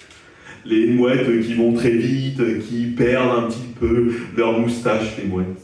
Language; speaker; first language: French; native; French